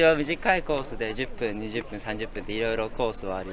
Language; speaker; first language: Japanese; native; Japanese